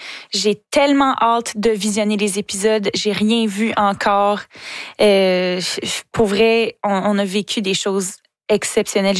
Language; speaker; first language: French; native; French